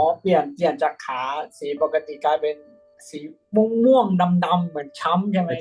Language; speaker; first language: Thai; native; Thai